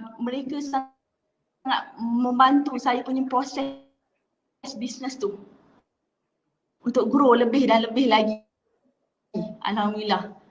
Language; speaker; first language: Malay; native; Malay